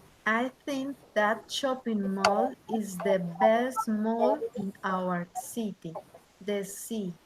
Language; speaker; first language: English; non-native, learner; Spanish